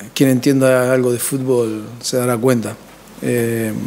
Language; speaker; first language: Spanish; native; Spanish